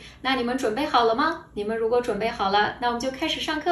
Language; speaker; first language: Chinese; non-native, fluent; Kazakh